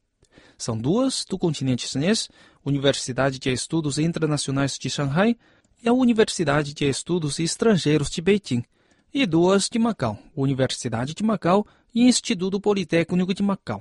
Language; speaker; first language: Portuguese; non-native, fluent; Chinese